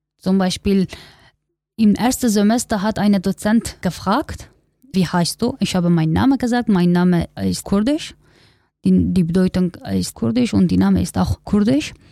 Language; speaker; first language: German; non-native, learner; Kurdish